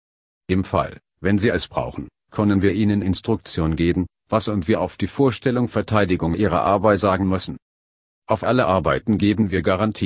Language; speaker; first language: German; non-native, learner; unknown